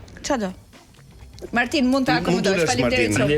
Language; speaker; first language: Albanian; native; Albanian